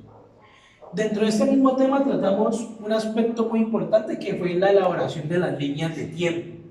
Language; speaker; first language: Spanish; native; Spanish